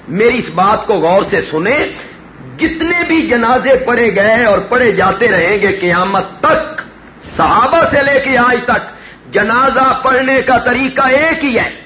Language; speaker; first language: Urdu; non-native, local second language; Punjabi